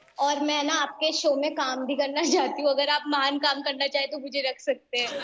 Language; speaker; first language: Hindi; native; Hindi